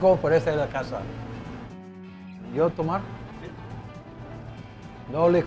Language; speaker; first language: Spanish; non-native, learner; English